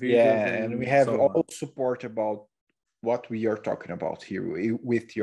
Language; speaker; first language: English; non-native, learner; Portuguese